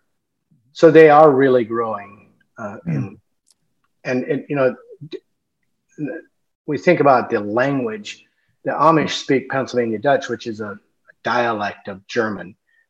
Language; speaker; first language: English; early bilingual, other home language; German